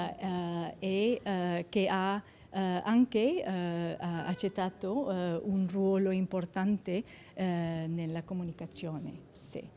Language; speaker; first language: Italian; non-native, fluent; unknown